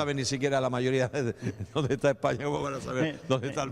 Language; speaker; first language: Spanish; native; Spanish